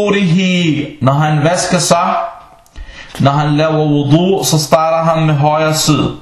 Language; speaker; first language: Danish; non-native, fluent; Arabic